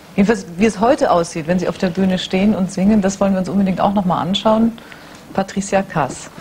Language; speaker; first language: German; native; German